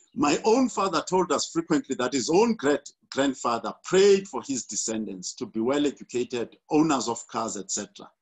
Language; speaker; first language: English; non-native, local second language; Xhosa